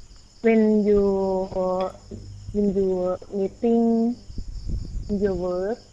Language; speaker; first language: English; non-native, learner; Thai